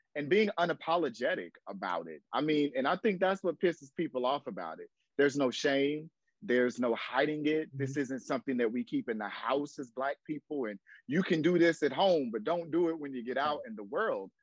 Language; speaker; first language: English; native; English